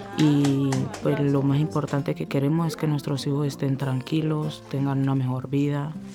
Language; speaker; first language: Spanish; native; Spanish